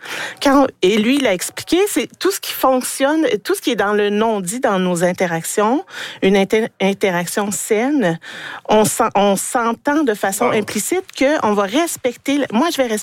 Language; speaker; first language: French; native; French